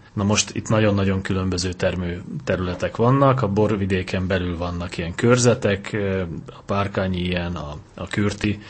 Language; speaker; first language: Hungarian; native; Hungarian